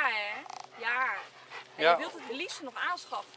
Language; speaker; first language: Dutch; native; Dutch